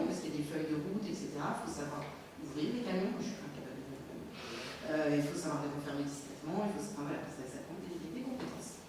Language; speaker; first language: French; native; French